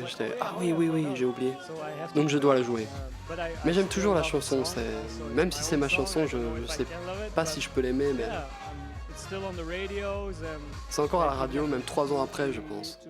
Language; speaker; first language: French; non-native, local second language; Dutch